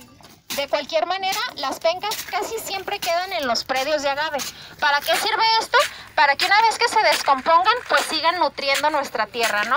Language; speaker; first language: Spanish; native; Spanish